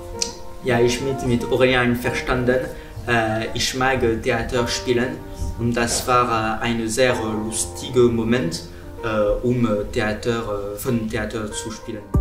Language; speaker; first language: German; non-native, learner; French